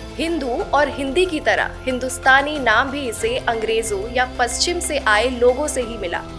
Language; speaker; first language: Hindi; native; Hindi